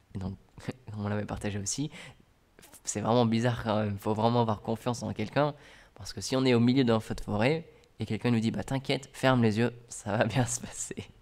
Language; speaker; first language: French; native; French